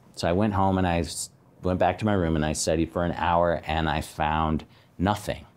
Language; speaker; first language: English; native; English